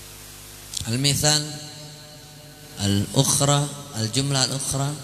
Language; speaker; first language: Arabic; non-native, fluent; Indonesian